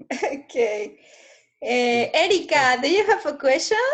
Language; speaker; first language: English; non-native, fluent; Spanish